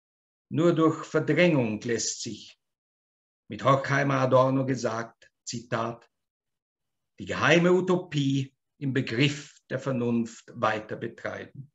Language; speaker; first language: German; native; German